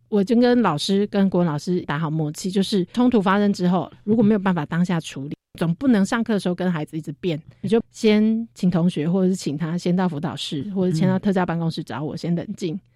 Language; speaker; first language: Chinese; native; Chinese